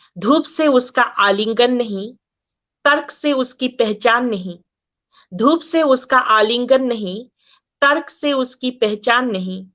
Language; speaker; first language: Hindi; non-native, local second language; Assamese